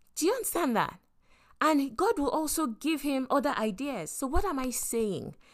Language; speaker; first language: English; non-native, local second language; Yoruba